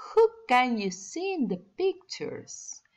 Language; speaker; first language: English; non-native, learner; Spanish